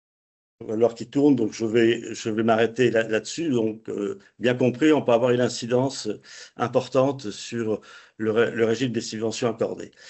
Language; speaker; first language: French; native; French